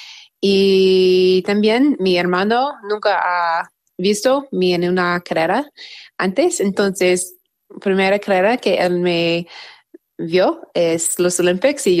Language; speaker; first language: Spanish; non-native, learner; English